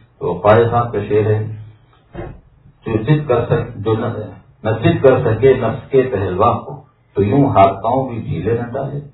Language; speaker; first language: Urdu; native; Urdu